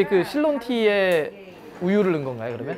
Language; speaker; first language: Korean; native; Korean